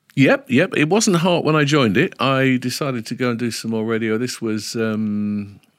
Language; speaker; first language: English; native; English